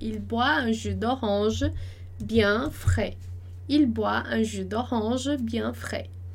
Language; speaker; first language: French; non-native, fluent; Portuguese